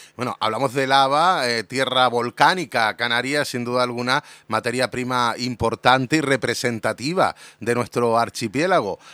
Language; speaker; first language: Spanish; native; Spanish